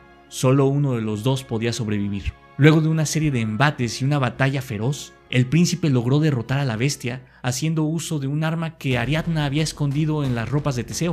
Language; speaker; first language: Spanish; native; Spanish